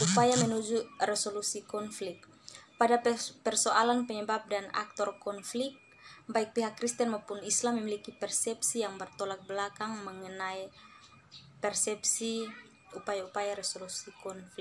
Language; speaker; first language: Indonesian; native; Indonesian